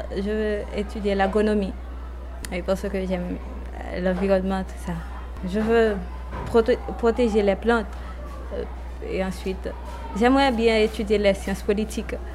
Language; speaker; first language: French; non-native, local second language; Haitian Creole